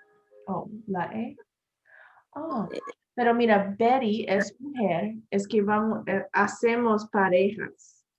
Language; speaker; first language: Spanish; non-native, learner; English